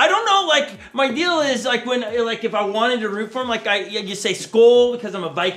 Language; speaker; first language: English; native; English